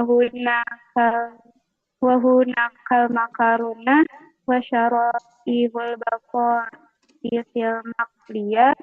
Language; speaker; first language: Arabic; non-native, learner; Indonesian